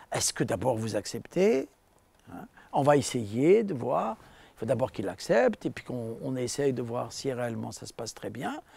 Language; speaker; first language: French; non-native, local second language; Arabic